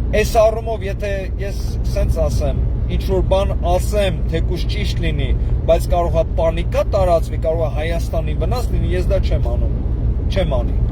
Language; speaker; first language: Armenian; native; Armenian